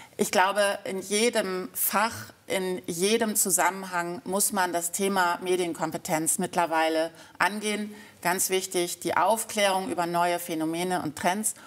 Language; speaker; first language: German; native; German